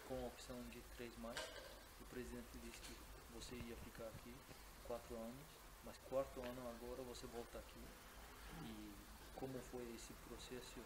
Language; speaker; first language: Portuguese; non-native, fluent; Turkish